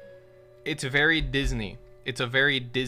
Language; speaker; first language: English; native; English